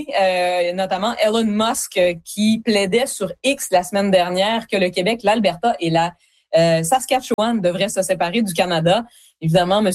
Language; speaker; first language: French; native; French